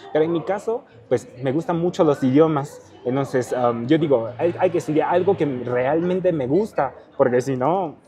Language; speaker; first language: Spanish; non-native, fluent; Min Nan Chinese